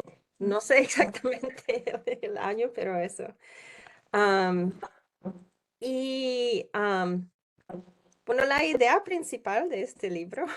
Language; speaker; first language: Spanish; non-native, learner; Czech